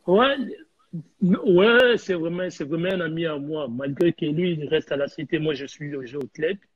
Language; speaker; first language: French; non-native, local second language; Lingala